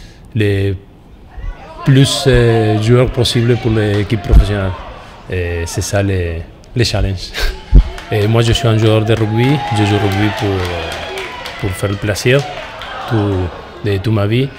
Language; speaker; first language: French; non-native, fluent; Spanish